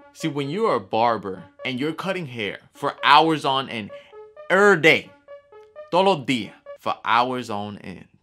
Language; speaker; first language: English; early bilingual, other home language; Spanish